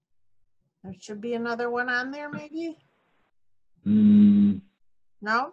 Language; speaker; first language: English; native; English